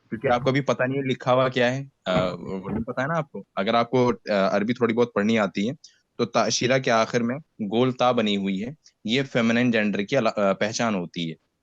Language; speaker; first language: Hindi; native; Hindi